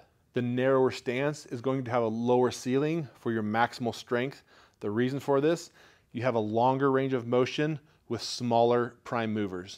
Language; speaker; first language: English; native; English